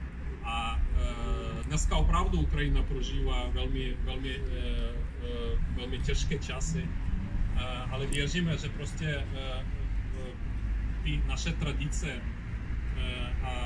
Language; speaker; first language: Czech; non-native, fluent; Ukrainian